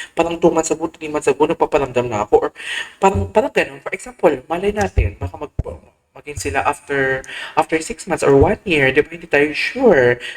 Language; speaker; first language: Filipino; native; Filipino